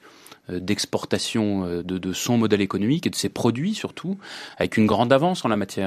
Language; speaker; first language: French; native; French